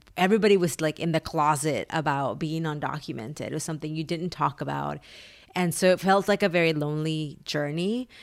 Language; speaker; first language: English; early bilingual, other home language; Spanish